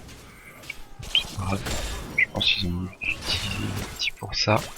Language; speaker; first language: French; native; French